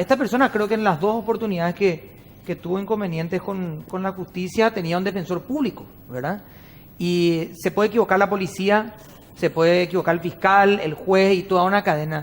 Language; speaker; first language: Spanish; native; Spanish